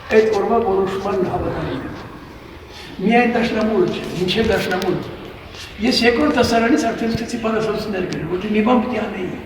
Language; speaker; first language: Armenian; native; Armenian